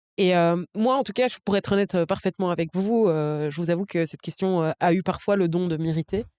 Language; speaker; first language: French; native; French